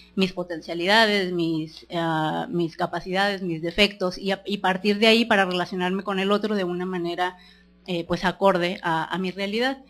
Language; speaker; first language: Spanish; native; Spanish